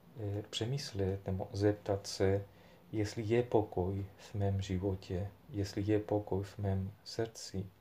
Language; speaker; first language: Czech; non-native, fluent; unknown